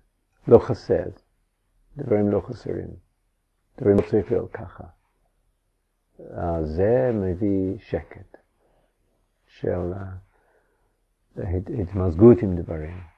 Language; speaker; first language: Hebrew; non-native, fluent; English